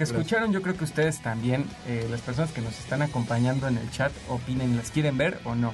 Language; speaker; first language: Spanish; native; Spanish